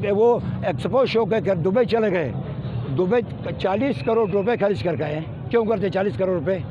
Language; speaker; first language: Urdu; non-native, local second language; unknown